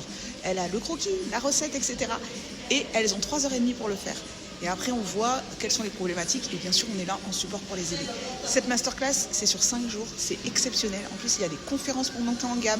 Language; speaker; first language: French; native; French